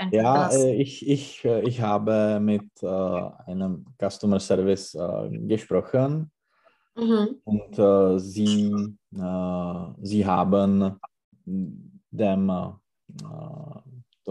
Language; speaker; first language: German; non-native, learner; Czech